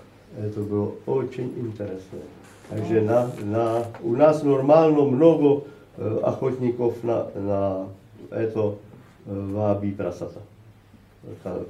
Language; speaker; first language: Russian; non-native, learner; Slovak